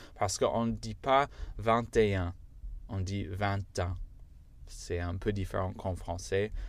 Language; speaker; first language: French; non-native, fluent; English